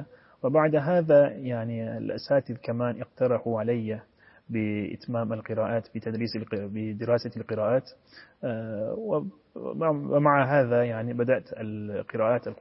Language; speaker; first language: Arabic; non-native, fluent; Turkish